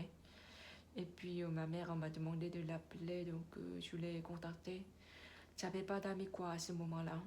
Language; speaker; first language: French; non-native, learner; Korean